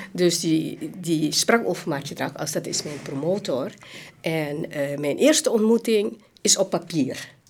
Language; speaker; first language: Dutch; non-native, local second language; Hakka Chinese